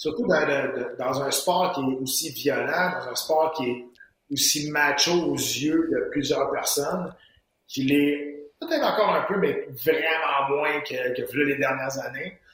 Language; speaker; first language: French; native; French